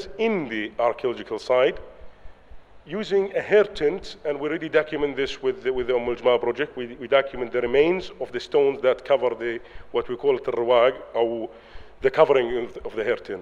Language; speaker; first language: English; non-native, learner; Arabic